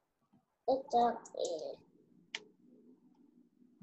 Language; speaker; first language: English; non-native, learner; Vietnamese